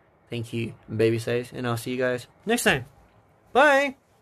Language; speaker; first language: English; early bilingual, other home language; Korean